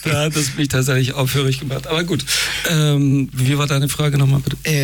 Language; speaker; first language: German; early bilingual, other home language; Persian